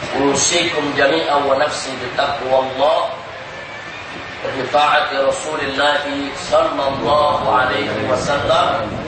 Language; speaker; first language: Arabic; non-native, fluent; Indonesian